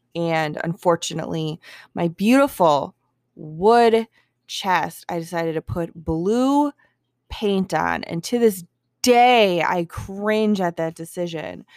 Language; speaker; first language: English; native; English